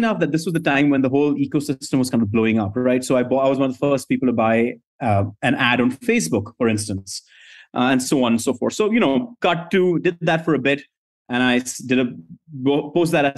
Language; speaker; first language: English; non-native, local second language; Hindi